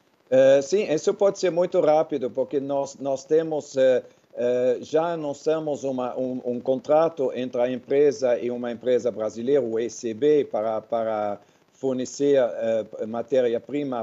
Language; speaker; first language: Portuguese; non-native, fluent; Dutch